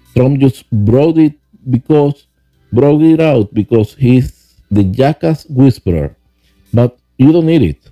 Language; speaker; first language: English; non-native, fluent; Spanish